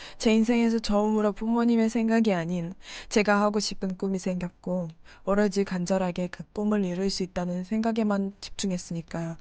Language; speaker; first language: Korean; non-native, fluent; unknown